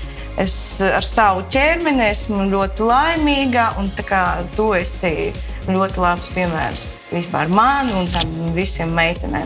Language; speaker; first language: Latvian; non-native, local second language; Russian